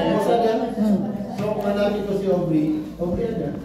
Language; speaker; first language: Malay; non-native, learner; Filipino